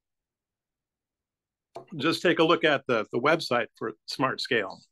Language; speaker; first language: English; native; English